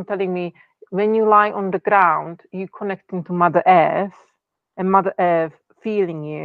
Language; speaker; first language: English; non-native, fluent; Czech